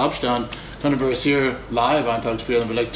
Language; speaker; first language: German; non-native, fluent; English